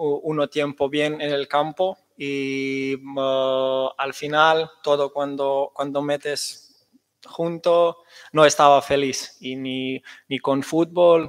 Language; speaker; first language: Spanish; non-native, fluent; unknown